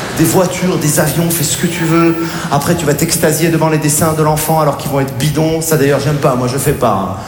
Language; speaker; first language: French; native; French